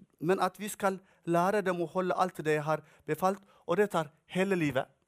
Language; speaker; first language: Norwegian; non-native, fluent; Tigrinya